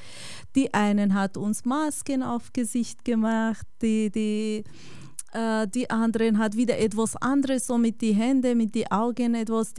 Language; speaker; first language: German; non-native, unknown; Kurdish